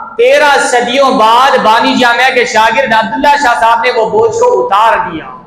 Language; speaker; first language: Urdu; native; Urdu